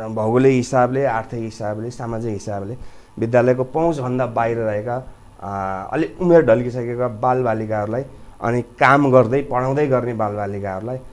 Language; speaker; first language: Nepali; native; Nepali